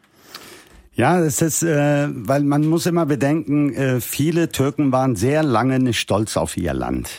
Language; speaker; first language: German; early bilingual, other home language; Turkish